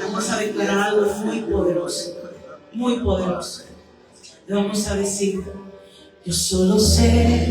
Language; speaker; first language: Spanish; native; Spanish